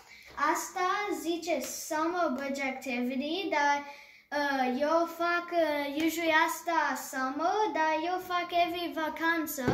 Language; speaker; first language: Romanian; early bilingual, heritage; Romanian